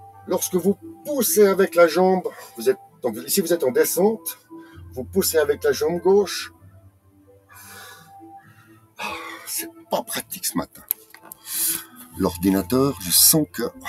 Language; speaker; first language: French; native; French